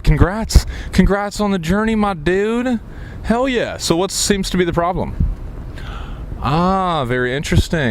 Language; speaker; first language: English; native; English